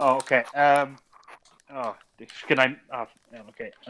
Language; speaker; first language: Welsh; native; Welsh